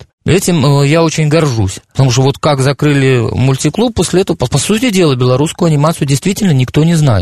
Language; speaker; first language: Russian; native; Russian